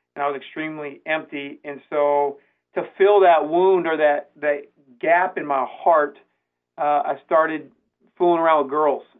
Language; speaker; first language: English; native; English